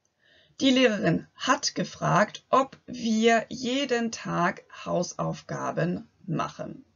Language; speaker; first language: German; non-native, fluent; French